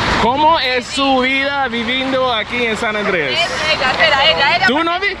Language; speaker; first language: Spanish; non-native, learner; English